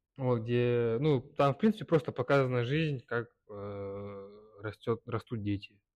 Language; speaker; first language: Russian; early bilingual, other home language; Kyrgyz